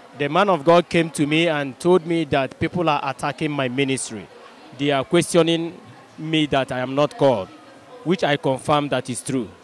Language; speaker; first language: English; non-native, local second language; Igbo